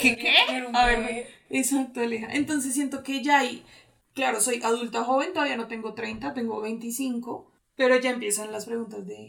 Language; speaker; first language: Spanish; native; Spanish